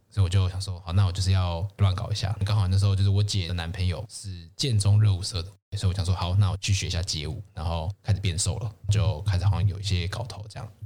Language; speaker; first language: Chinese; native; Chinese